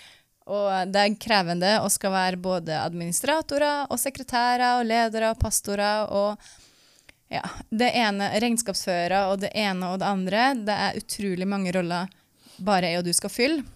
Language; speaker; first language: Norwegian; native; Norwegian